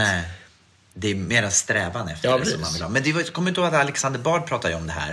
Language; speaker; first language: Swedish; native; Swedish